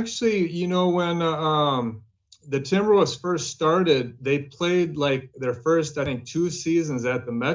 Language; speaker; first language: English; native; English